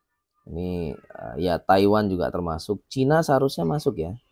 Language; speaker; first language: Indonesian; native; Indonesian